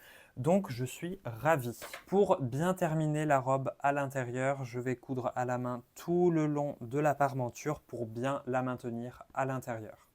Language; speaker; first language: French; native; French